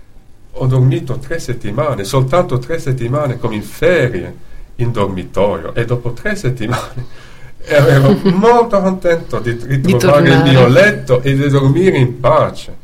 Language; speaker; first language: Italian; non-native, fluent; Dutch